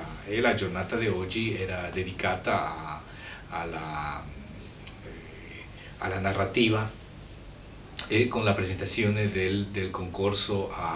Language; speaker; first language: Italian; non-native, fluent; Spanish